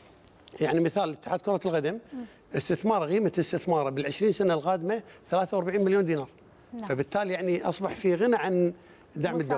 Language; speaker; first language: Arabic; native; Arabic